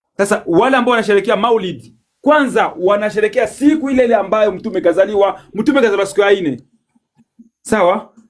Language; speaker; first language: Swahili; native; Swahili